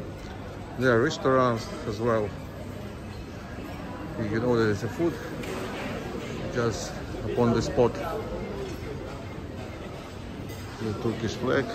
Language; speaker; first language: English; non-native, learner; Russian